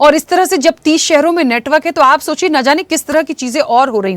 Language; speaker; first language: Hindi; native; Hindi